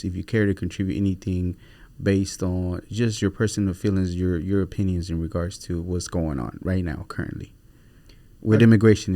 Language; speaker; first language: English; early bilingual, other home language; Spanish